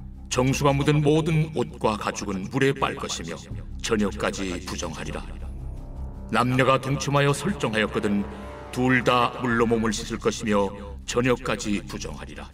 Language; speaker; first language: Korean; native; Korean